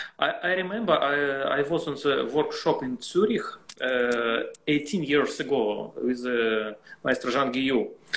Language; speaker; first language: English; non-native, learner; Russian